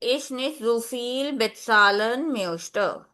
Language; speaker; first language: German; non-native, fluent; Hindi